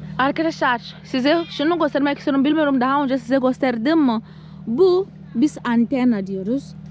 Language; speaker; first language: Turkish; non-native, fluent; Portuguese